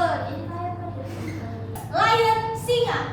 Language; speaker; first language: English; non-native, learner; Indonesian